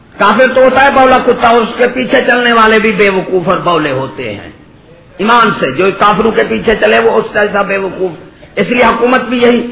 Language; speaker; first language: Urdu; non-native, local second language; Punjabi